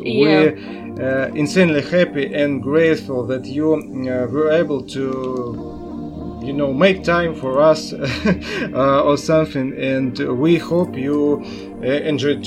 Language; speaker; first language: English; non-native, learner; Russian